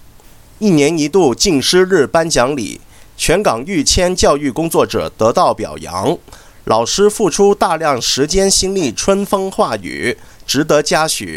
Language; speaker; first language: Chinese; non-native, local second language; Cantonese